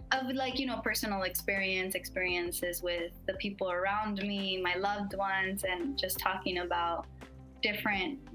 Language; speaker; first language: English; native; English